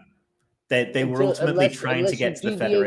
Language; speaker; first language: English; native; English